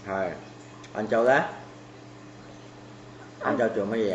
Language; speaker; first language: Cantonese; native; Cantonese